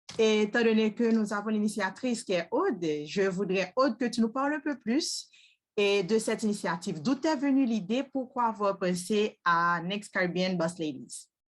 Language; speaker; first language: French; non-native, local second language; Haitian Creole